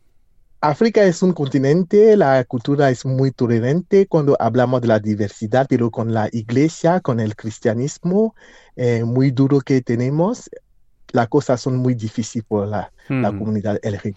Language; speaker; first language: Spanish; non-native, fluent; English